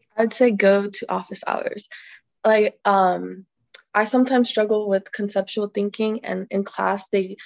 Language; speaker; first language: English; native; English